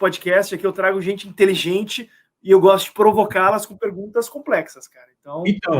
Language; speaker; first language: Portuguese; native; Portuguese